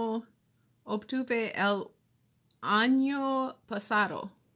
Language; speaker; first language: Spanish; non-native, learner; English